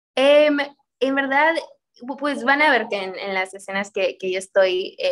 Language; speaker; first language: Spanish; early bilingual, heritage; Spanish